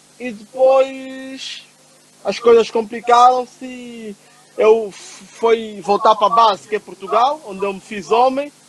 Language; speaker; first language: Portuguese; native; Portuguese